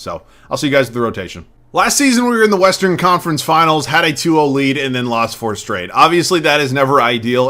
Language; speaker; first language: English; native; English